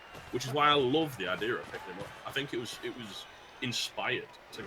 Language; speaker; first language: English; native; English